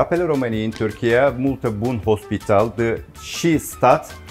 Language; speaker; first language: Romanian; non-native, learner; Turkish